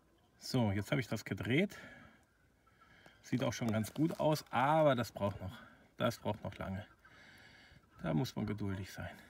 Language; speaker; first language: German; native; German